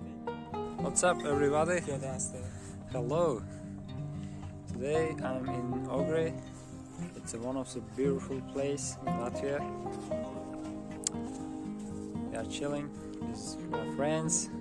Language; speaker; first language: English; non-native, learner; Uzbek